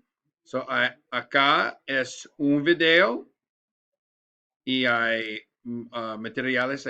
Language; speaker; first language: Spanish; non-native, learner; English